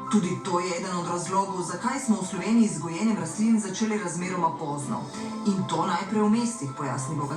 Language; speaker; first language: Slovenian; native; Slovenian